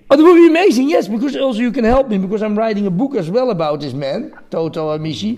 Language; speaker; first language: English; non-native, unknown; Dutch